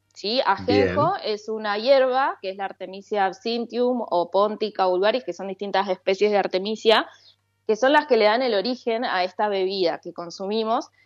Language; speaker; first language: Spanish; native; Spanish